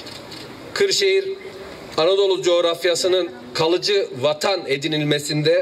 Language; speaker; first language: Turkish; native; Turkish